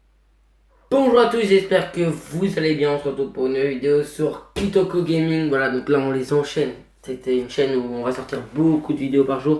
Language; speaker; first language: French; native; French